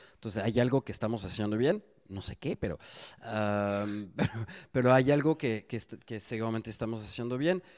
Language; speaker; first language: Spanish; non-native, fluent; French